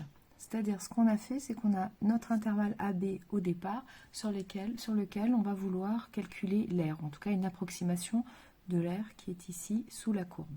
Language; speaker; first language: French; native; French